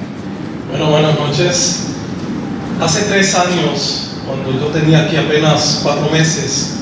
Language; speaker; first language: Spanish; early bilingual, heritage; Spanish